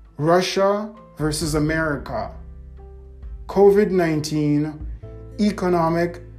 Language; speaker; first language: English; native; English